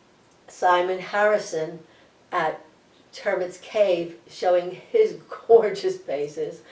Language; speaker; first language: English; native; English